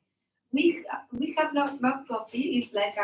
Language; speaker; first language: English; non-native, learner; Spanish